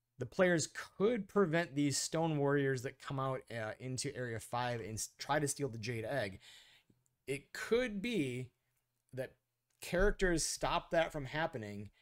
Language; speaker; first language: English; native; English